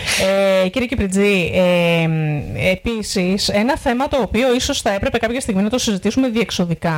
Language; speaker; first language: Greek; native; Greek